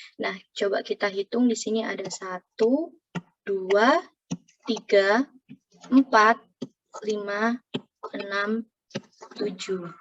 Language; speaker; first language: Indonesian; native; Indonesian